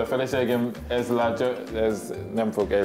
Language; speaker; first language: Hungarian; non-native, learner; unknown